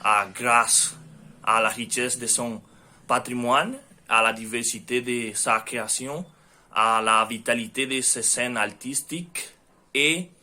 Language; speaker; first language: French; non-native, learner; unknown